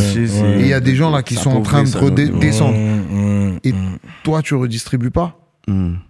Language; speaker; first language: French; native; French